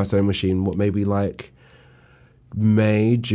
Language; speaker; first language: English; native; English